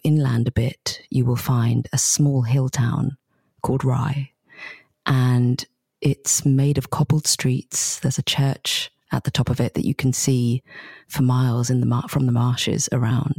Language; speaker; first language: English; native; English